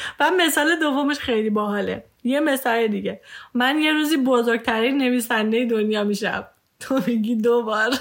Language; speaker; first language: Persian; early bilingual, heritage; Persian